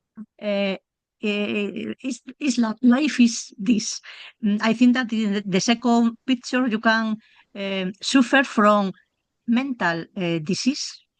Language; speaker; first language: English; non-native, learner; Spanish